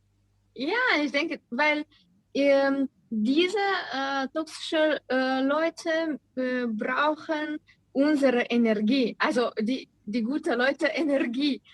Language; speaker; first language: German; non-native, learner; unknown